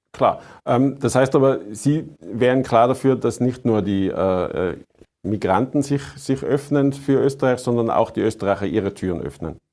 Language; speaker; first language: German; native; German